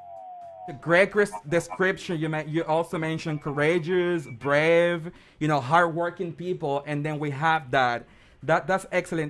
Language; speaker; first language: English; non-native, fluent; Spanish